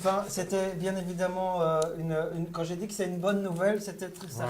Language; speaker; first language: French; native; French